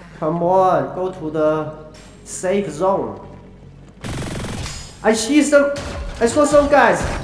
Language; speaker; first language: English; non-native, learner; Chinese